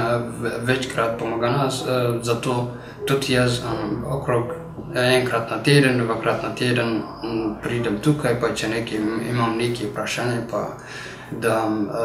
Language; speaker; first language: Slovenian; non-native, learner; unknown